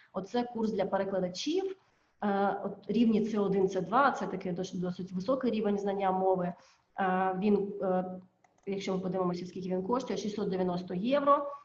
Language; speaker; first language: Ukrainian; native; Ukrainian